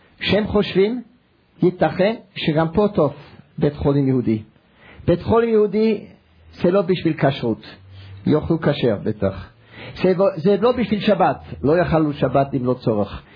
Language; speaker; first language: Hebrew; non-native, fluent; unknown